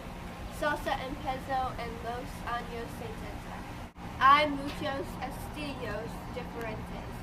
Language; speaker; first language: Spanish; non-native, learner; English